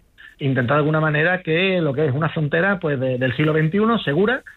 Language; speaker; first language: Spanish; native; Spanish